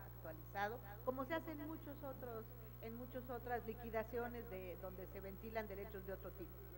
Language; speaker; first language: Spanish; native; Spanish